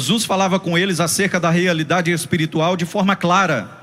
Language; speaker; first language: Portuguese; native; Portuguese